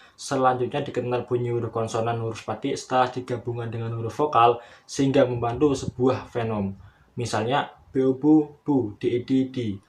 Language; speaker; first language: Indonesian; native; Indonesian